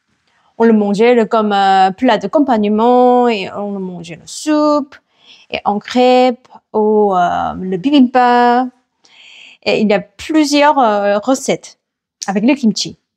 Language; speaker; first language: French; non-native, learner; Korean